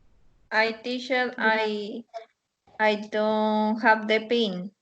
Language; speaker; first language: English; non-native, learner; Spanish